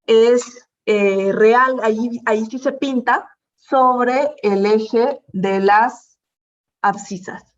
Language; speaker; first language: Spanish; native; Spanish